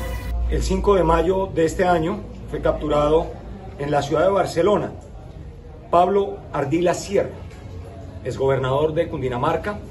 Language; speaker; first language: Spanish; native; Spanish